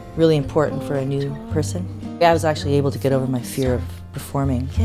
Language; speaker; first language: English; native; English